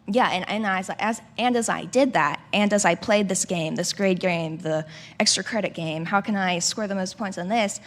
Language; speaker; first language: English; native; English